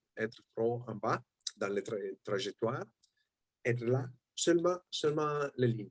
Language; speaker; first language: French; non-native, fluent; Italian